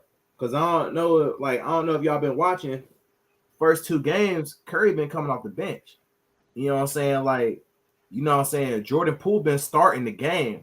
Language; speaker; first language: English; native; English